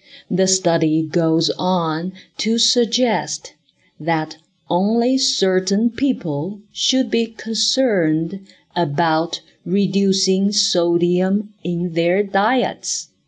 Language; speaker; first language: English; non-native, fluent; Chinese